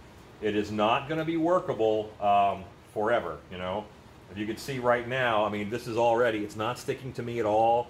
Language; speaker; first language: English; native; English